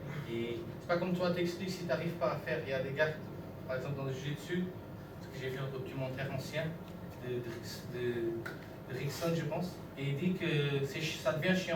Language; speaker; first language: French; native; French